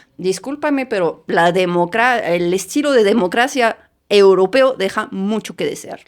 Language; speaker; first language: Spanish; non-native, fluent; French